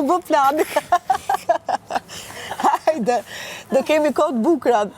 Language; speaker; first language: Albanian; native; Albanian